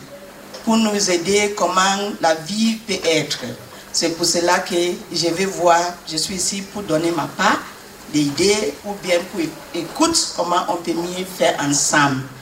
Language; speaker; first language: French; non-native, learner; English